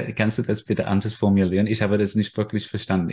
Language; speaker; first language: German; non-native, fluent; English